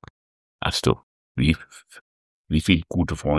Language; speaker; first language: German; native; German